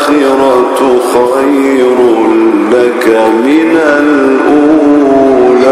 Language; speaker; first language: Arabic; native; Arabic